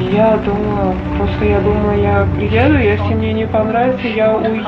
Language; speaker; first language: Russian; non-native, fluent; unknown